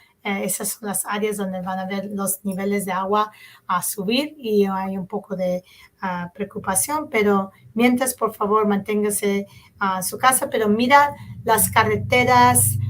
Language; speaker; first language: Spanish; early bilingual, heritage; Spanish